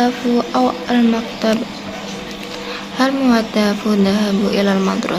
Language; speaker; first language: Arabic; non-native, learner; Indonesian